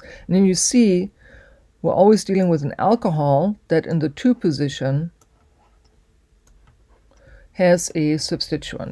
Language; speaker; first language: English; native; English